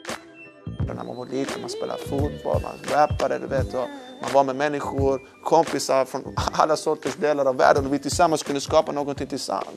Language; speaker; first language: Swedish; early bilingual, other home language; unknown